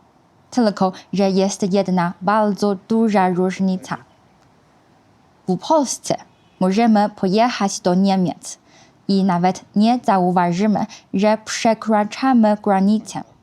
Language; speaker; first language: Polish; non-native, fluent; Chinese